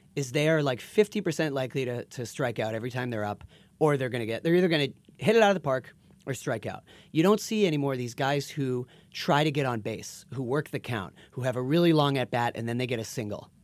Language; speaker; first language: English; native; English